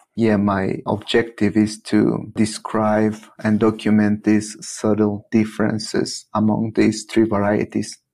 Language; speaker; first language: English; non-native, fluent; Spanish